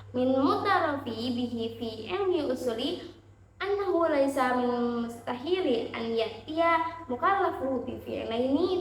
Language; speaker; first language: Arabic; non-native, learner; Indonesian